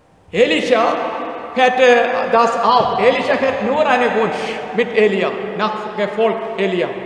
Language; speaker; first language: German; non-native, learner; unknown